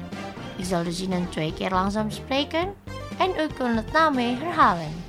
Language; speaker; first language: Dutch; non-native, learner; Indonesian